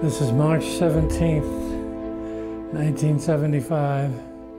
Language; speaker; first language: English; native; English